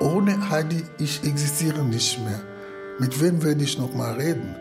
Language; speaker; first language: German; non-native, fluent; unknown